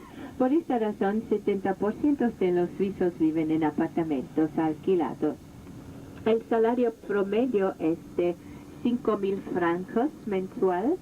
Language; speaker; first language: Spanish; non-native, fluent; German